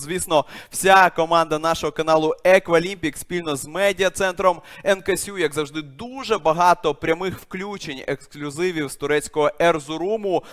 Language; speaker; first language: Ukrainian; native; Ukrainian